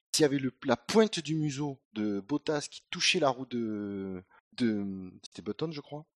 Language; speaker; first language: French; native; French